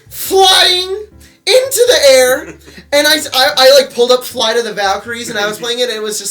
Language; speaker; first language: English; native; English